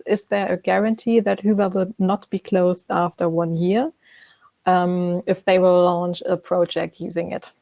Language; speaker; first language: English; non-native, fluent; German